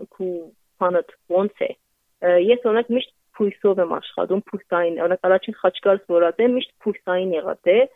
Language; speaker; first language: Armenian; early bilingual, heritage; Armenian